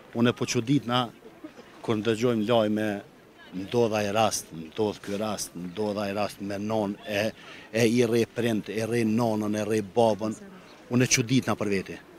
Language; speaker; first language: Albanian; native; Albanian